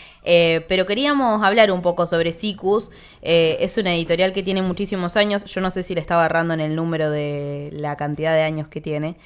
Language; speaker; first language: Spanish; native; Spanish